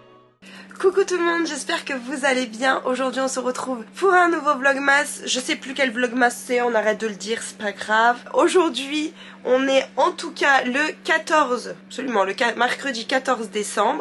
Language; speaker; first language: French; native; French